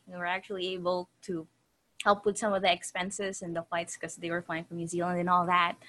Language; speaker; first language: English; non-native, local second language; Filipino